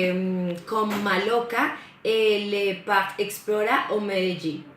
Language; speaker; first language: French; non-native, learner; Spanish